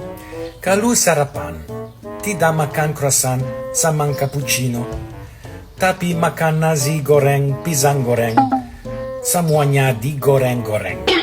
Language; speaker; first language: Indonesian; non-native, learner; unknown